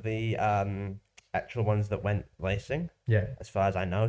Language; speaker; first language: English; native; English